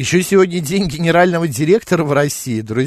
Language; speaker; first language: Russian; native; Russian